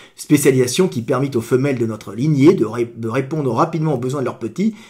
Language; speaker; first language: French; native; French